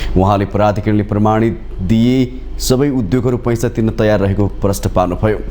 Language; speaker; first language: Nepali; native; Nepali